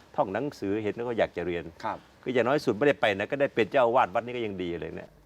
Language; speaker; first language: Thai; native; Thai